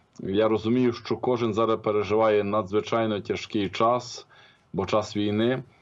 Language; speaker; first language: Ukrainian; native; Ukrainian